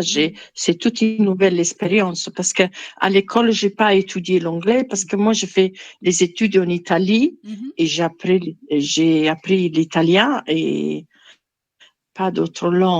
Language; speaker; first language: French; non-native, fluent; Italian